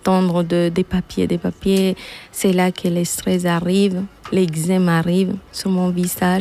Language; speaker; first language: French; non-native, fluent; Spanish